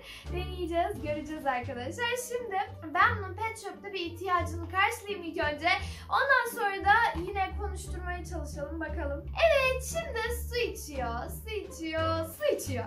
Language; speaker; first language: Turkish; native; Turkish